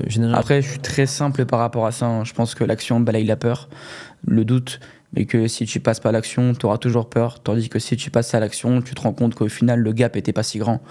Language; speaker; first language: French; native; French